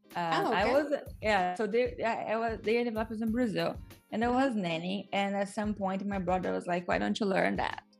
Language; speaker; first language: English; non-native, fluent; Portuguese